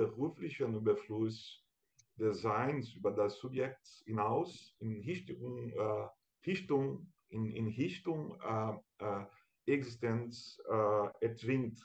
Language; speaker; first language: German; non-native, fluent; Portuguese